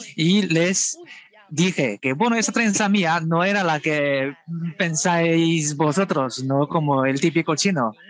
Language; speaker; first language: Spanish; non-native, fluent; Chinese